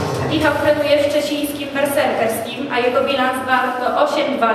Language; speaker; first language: Polish; native; Polish